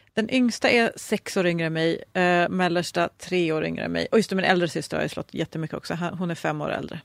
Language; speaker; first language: Swedish; native; Swedish